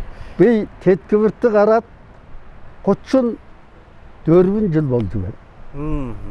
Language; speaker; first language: Mongolian; non-native, local second language; Kazakh